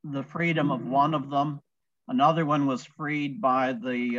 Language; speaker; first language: English; native; English